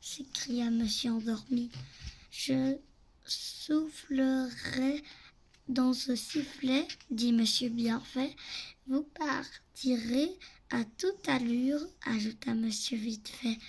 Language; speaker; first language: French; native; French